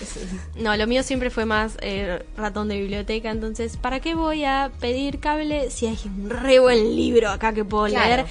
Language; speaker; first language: Spanish; native; Spanish